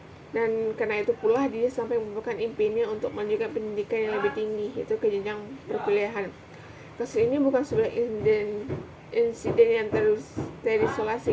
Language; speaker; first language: Indonesian; native; Indonesian